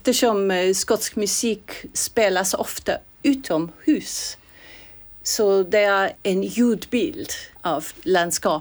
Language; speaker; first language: Swedish; non-native, fluent; English